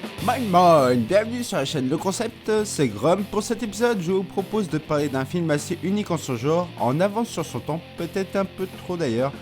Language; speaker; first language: French; native; French